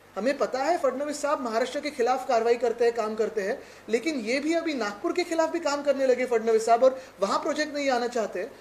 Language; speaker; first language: Hindi; non-native, local second language; Marathi